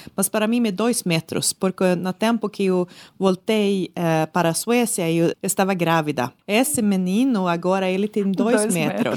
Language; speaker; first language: Portuguese; non-native, learner; Swedish